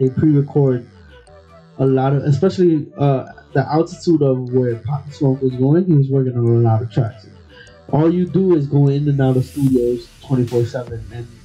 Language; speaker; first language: English; early bilingual, other home language; Spanish